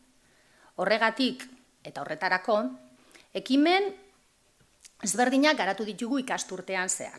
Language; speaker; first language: Basque; native; Basque